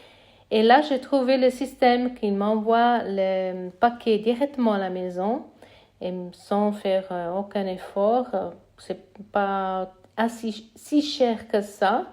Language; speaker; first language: French; non-native, fluent; Italian